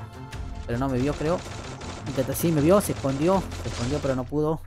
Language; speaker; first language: Spanish; native; Spanish